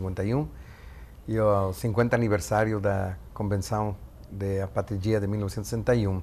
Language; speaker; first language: Portuguese; non-native, fluent; Spanish